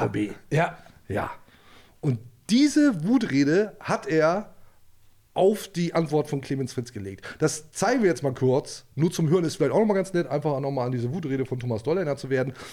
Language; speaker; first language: German; native; German